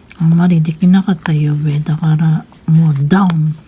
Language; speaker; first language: Japanese; non-native, learner; Filipino